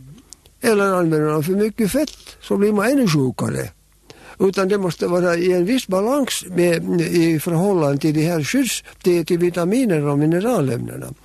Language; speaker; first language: Swedish; native; Swedish